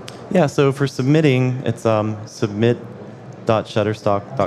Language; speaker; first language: English; native; English